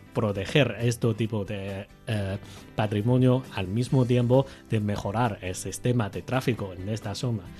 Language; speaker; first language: Spanish; non-native, fluent; Chinese